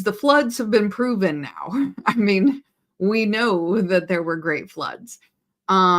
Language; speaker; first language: English; native; English